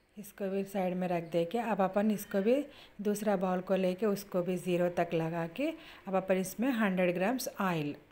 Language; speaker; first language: Hindi; non-native, local second language; Urdu